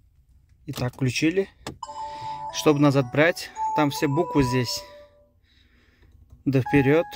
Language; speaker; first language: Russian; non-native, learner; Uzbek